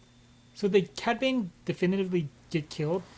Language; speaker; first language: English; native; English